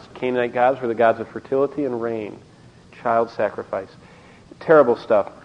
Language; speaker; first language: English; native; English